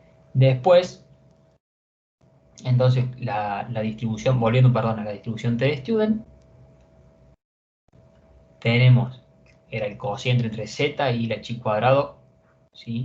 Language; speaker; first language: Spanish; native; Spanish